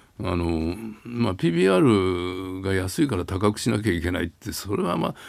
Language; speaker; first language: Japanese; native; Japanese